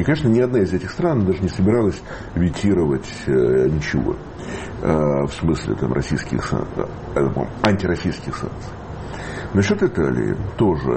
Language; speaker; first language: Russian; native; Russian